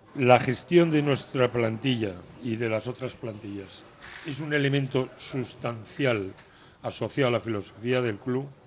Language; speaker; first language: Spanish; native; Spanish